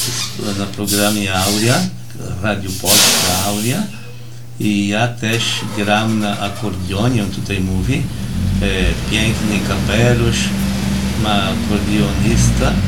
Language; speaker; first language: Polish; early bilingual, heritage; Portuguese